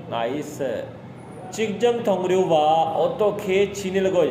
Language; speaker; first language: Korean; non-native, fluent; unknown